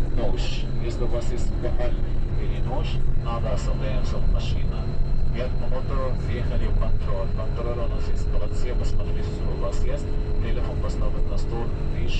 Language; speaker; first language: Russian; non-native, learner; Arabic